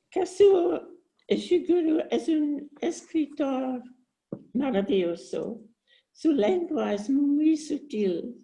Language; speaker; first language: Spanish; non-native, learner; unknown